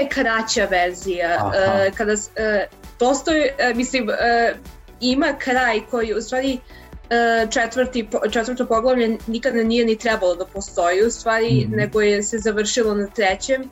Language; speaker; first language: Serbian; early bilingual, heritage; English